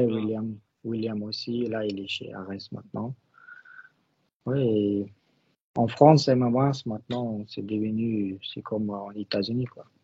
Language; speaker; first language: French; non-native, learner; Russian